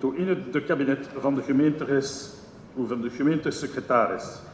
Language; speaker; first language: Dutch; non-native, local second language; French